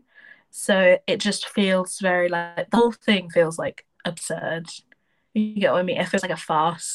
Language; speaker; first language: English; native; English